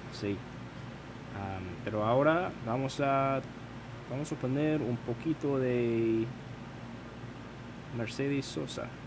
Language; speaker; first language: Spanish; non-native, learner; English